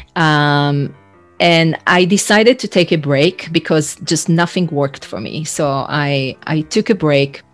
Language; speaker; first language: English; non-native, fluent; Hebrew